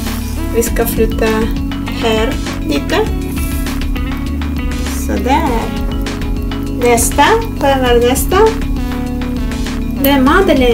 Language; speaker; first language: Swedish; non-native, fluent; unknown